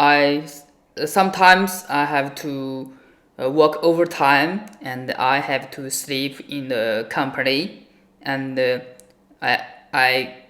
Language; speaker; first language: English; non-native, learner; Chinese